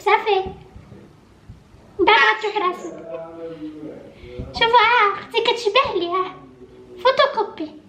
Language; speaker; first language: Arabic; native; Arabic